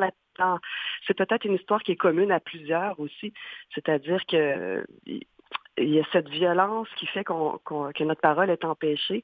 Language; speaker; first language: French; native; French